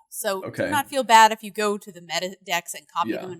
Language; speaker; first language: English; native; English